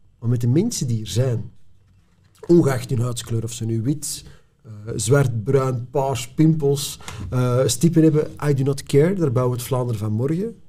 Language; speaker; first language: Dutch; native; Dutch